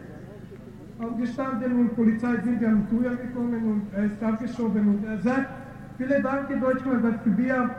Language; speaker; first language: German; non-native, learner; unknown